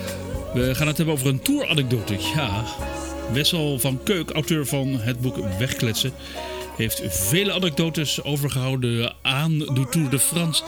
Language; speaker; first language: Dutch; native; Dutch